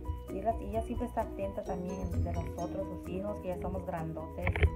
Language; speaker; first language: Spanish; early bilingual, heritage; Spanish